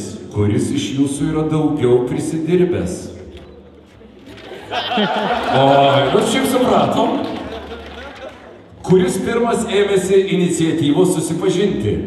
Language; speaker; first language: Lithuanian; native; Lithuanian